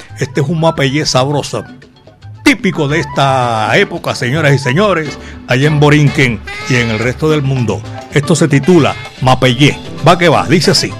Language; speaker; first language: Spanish; native; Spanish